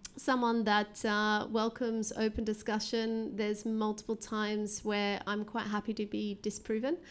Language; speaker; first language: English; native; English